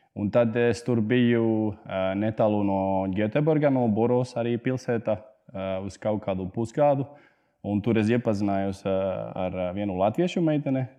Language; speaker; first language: Latvian; non-native, fluent; Spanish